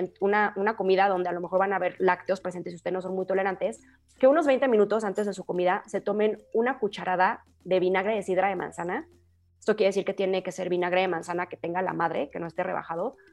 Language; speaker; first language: Spanish; native; Spanish